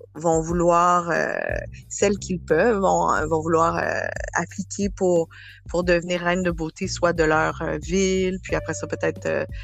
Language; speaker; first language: French; native; French